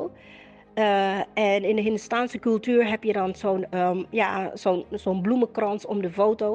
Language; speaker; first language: Dutch; native; Dutch